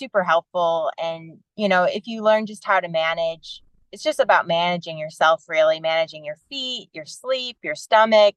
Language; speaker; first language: English; native; English